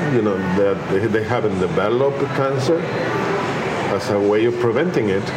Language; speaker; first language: English; non-native, fluent; Spanish